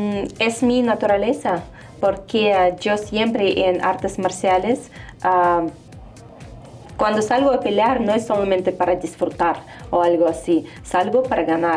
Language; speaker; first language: Spanish; non-native, fluent; Russian